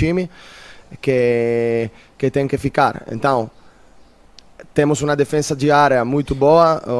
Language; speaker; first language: Portuguese; non-native, fluent; Italian